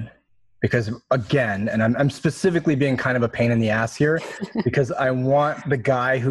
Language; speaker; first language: English; native; English